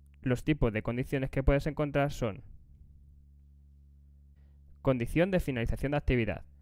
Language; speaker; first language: Spanish; native; Spanish